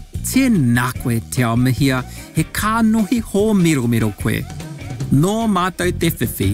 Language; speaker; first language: Māori; non-native, learner; English